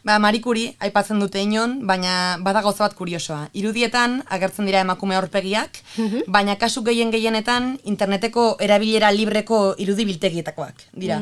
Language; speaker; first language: Basque; native; Basque